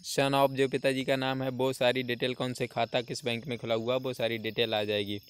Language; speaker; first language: Hindi; native; Hindi